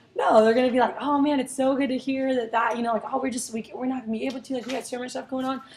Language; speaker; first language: English; early bilingual, other home language; Spanish